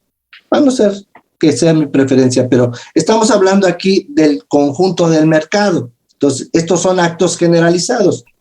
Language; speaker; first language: Spanish; native; Spanish